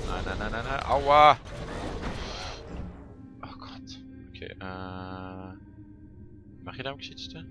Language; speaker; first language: German; native; German